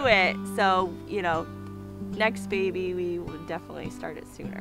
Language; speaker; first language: English; native; English